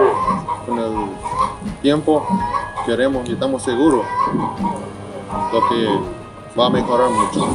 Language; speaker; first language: Spanish; non-native, local second language; Plautdietsch